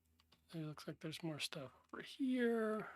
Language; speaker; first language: English; native; English